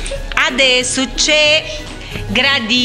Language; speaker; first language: Italian; non-native, learner; Portuguese